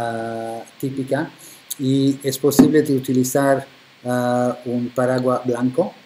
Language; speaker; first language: Spanish; non-native, fluent; Italian